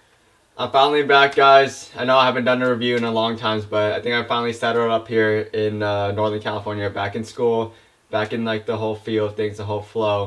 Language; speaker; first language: English; native; English